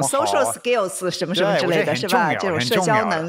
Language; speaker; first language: Chinese; native; Chinese